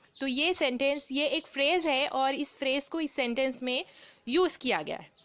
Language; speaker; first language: Hindi; native; Hindi